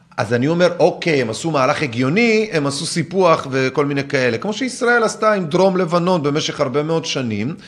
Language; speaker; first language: Hebrew; early bilingual, other home language; Russian